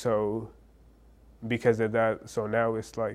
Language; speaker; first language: English; early bilingual, other home language; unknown